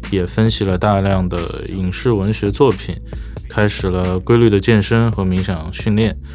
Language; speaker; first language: Chinese; native; Chinese